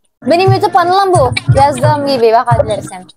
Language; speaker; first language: Turkish; non-native, learner; Indonesian